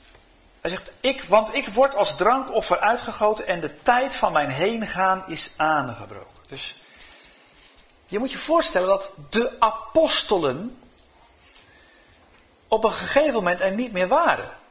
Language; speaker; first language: Dutch; native; Dutch